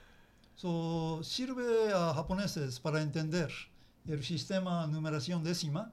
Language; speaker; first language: Spanish; non-native, learner; Japanese